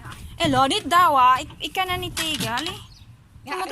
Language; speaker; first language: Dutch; non-native, learner; Filipino